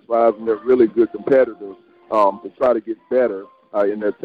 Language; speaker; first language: English; native; English